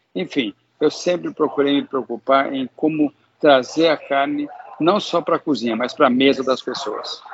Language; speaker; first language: Portuguese; early bilingual, other home language; Hungarian